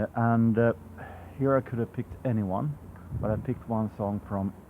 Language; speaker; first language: English; non-native, fluent; Swedish